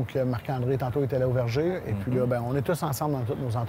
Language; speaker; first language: French; native; French